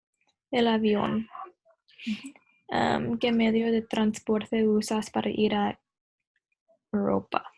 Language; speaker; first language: Spanish; non-native, learner; English